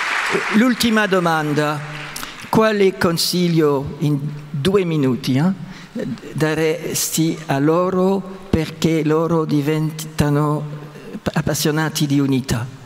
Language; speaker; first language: Italian; non-native, fluent; French